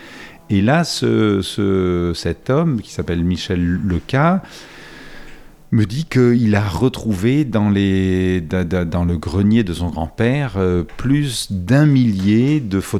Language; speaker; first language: French; native; French